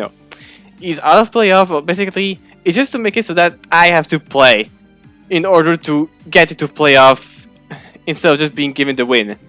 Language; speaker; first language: English; non-native, fluent; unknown